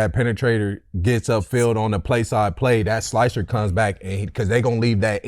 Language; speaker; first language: English; native; English